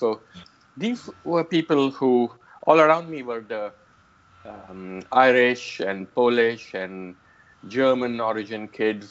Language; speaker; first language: English; non-native, local second language; Gujarati